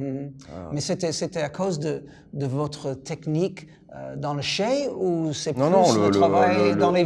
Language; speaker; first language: French; non-native, fluent; English